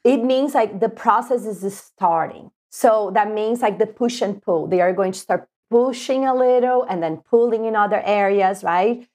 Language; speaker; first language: English; non-native, fluent; Portuguese